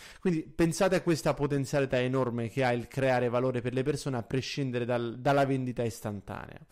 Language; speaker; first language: Italian; native; Italian